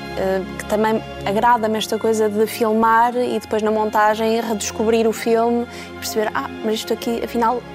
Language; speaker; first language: Portuguese; native; Portuguese